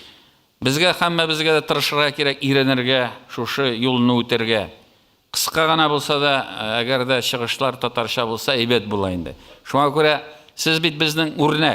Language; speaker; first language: Tatar; native; Tatar